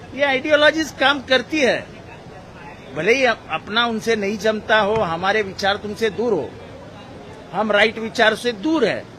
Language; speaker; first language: Hindi; non-native, local second language; Marathi